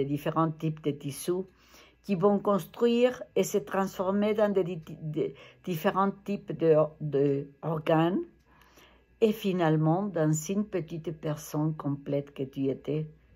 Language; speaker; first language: French; non-native, fluent; Spanish